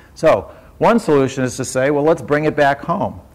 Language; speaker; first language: English; native; English